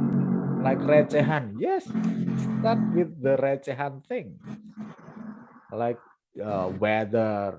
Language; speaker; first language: English; non-native, fluent; Indonesian